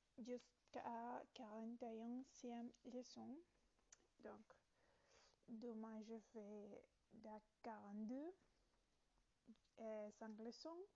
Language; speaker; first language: French; non-native, learner; Italian